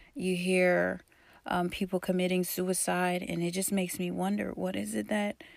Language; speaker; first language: English; early bilingual, other home language; Haitian Creole